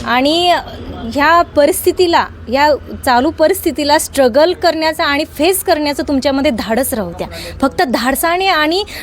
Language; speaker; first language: Marathi; native; Marathi